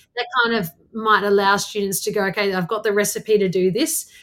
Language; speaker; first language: English; native; English